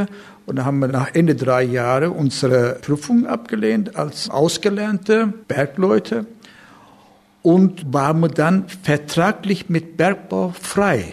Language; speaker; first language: German; non-native, fluent; Turkish